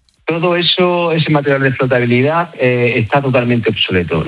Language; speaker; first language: Spanish; native; Spanish